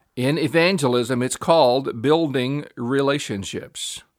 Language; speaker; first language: English; native; English